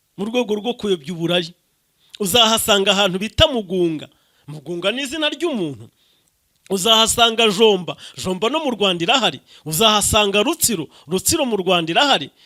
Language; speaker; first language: Kinyarwanda; native; Kinyarwanda